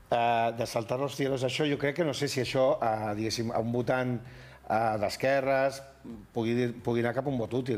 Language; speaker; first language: Catalan; native; Catalan